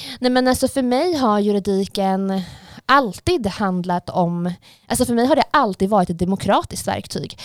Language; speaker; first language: Swedish; early bilingual, other home language; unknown